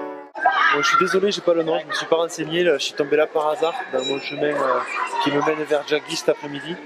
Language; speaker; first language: French; native; French